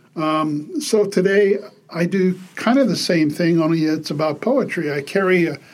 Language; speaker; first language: English; native; English